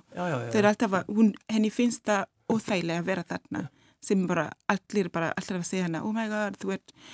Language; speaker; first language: Icelandic; non-native, fluent; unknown